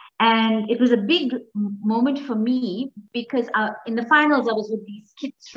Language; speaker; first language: English; native; English